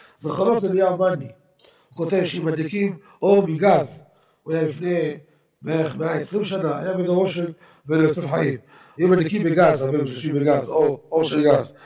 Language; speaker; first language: Hebrew; native; Hebrew